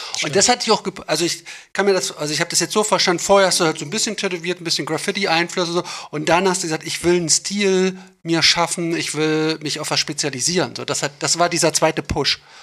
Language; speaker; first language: German; native; German